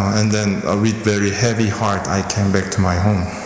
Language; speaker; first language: English; non-native, fluent; Korean